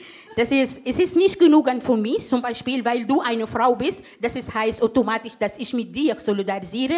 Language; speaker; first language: German; non-native, fluent; Arabic